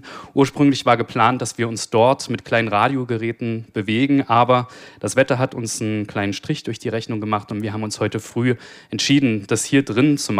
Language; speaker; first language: German; native; German